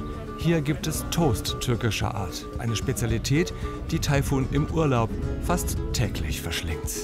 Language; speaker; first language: German; native; German